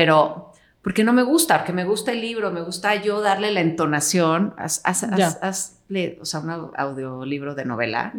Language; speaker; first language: Spanish; native; Spanish